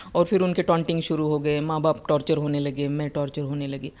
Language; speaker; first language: Hindi; non-native, local second language; Marathi